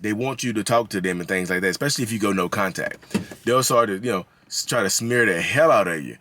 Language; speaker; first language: English; native; English